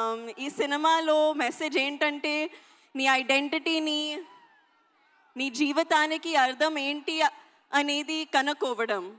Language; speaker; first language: Telugu; non-native, learner; Hindi